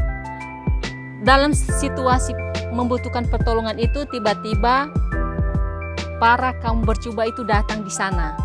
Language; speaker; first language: Indonesian; non-native, local second language; Nias